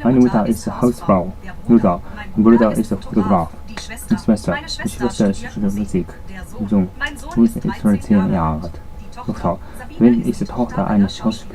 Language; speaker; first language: German; non-native, learner; Japanese